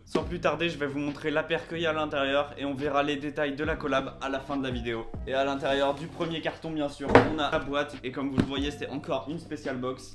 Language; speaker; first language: French; native; French